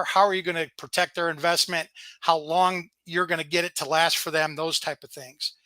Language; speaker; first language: English; native; English